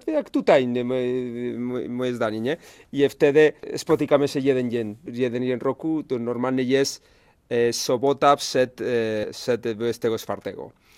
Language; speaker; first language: Polish; non-native, learner; Spanish